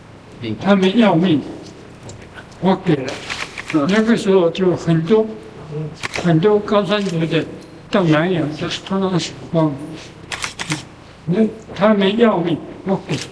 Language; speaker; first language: Chinese; non-native, local second language; Min Nan Chinese